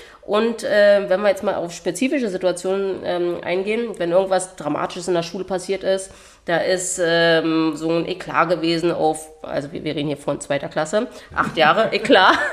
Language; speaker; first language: German; native; German